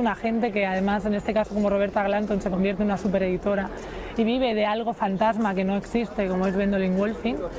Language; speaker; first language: Spanish; native; Spanish